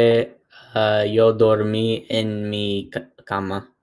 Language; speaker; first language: Spanish; non-native, learner; English